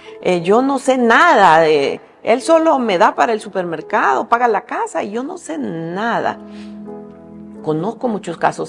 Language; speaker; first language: Spanish; native; Spanish